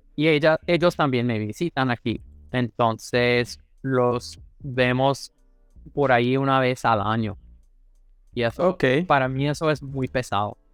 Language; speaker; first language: Spanish; non-native, fluent; English